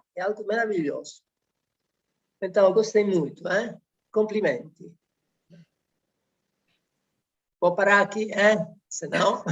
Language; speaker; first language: Portuguese; non-native, fluent; Italian